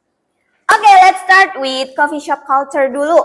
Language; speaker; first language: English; non-native, learner; Indonesian